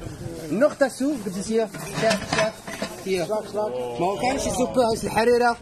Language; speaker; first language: German; non-native, learner; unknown